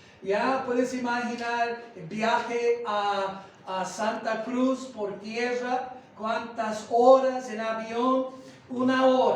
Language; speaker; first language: Spanish; non-native, fluent; English